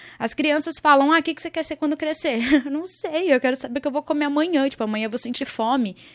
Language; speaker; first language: Portuguese; early bilingual, other home language; Arabic